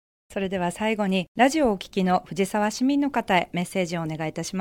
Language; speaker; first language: Japanese; native; Japanese